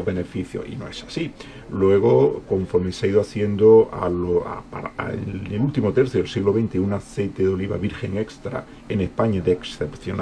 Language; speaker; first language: Spanish; native; Spanish